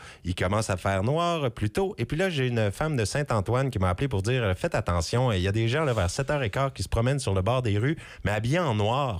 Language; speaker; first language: French; native; French